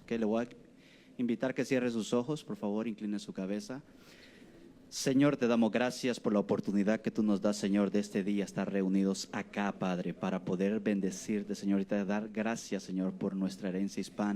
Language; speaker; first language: Spanish; native; Spanish